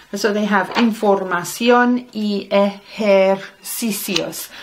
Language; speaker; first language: English; native; English